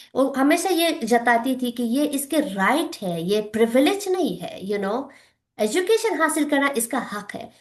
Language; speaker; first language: Urdu; non-native, local second language; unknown